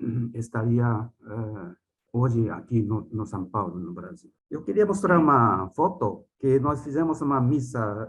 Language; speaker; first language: Portuguese; non-native, fluent; Japanese